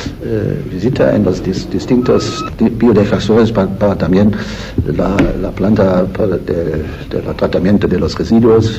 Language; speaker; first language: Spanish; non-native, learner; German